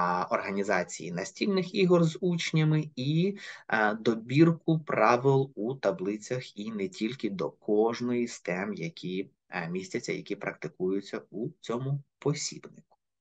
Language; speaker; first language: Ukrainian; native; Ukrainian